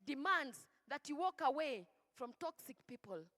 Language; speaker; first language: English; non-native, local second language; Swahili